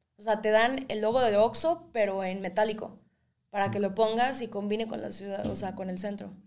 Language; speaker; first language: Spanish; native; Spanish